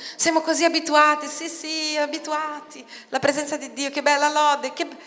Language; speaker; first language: Italian; non-native, fluent; Portuguese